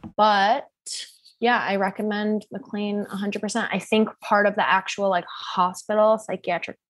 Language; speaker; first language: English; native; English